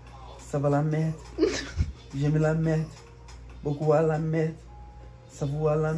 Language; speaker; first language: French; non-native, learner; Portuguese